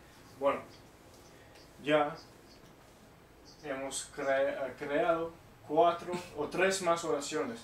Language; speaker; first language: Spanish; non-native, fluent; English